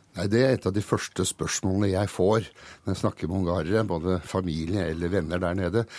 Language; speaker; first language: Norwegian; early bilingual, other home language; Hungarian